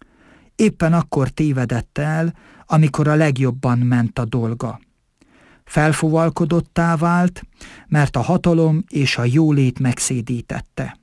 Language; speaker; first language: Hungarian; native; Hungarian